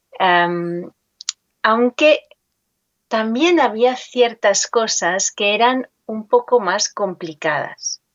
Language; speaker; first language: Spanish; non-native, fluent; French